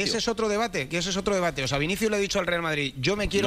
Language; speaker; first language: Spanish; native; Spanish